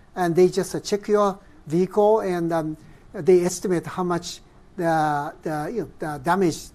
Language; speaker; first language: English; non-native, fluent; Japanese